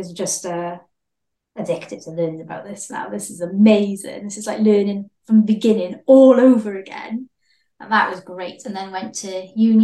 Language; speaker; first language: English; native; English